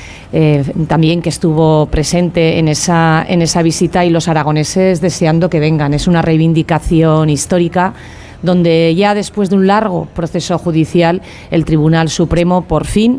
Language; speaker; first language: Spanish; native; Spanish